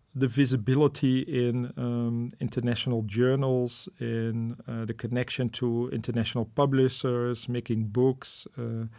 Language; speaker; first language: English; non-native, fluent; Dutch